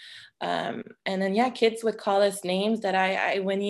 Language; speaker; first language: English; non-native, fluent; French